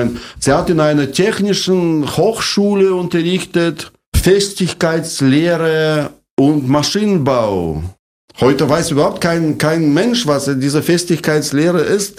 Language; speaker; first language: German; non-native, fluent; Russian